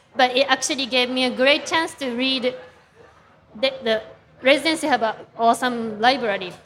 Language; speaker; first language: English; non-native, fluent; Japanese